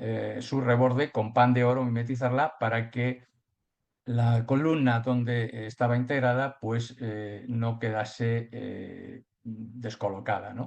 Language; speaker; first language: Spanish; native; Spanish